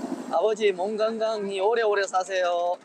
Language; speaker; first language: Korean; native; Korean